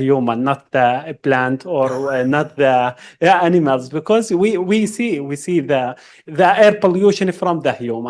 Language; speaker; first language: English; non-native, learner; Arabic